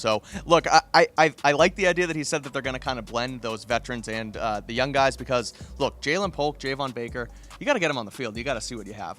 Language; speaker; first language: English; native; English